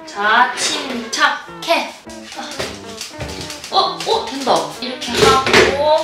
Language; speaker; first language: Korean; native; Korean